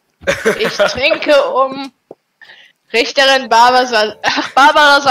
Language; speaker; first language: German; native; German